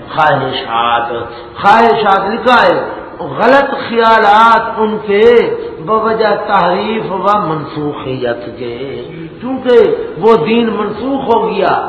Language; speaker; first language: Urdu; non-native, local second language; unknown